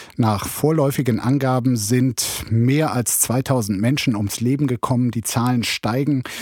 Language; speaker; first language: German; native; German